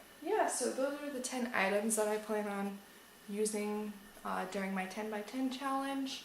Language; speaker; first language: English; native; English